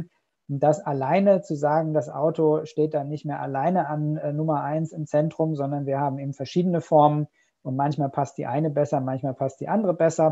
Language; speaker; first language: German; native; German